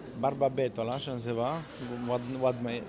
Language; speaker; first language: Polish; non-native, fluent; Italian